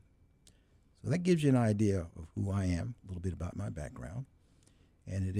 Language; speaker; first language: English; native; English